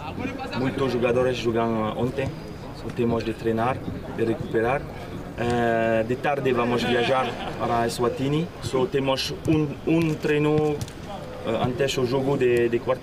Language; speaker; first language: Portuguese; non-native, learner; French